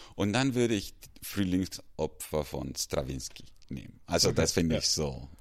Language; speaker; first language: German; non-native, fluent; Spanish